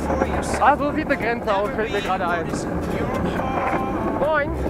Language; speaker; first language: German; native; German